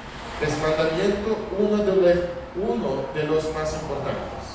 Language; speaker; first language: Spanish; non-native, fluent; Russian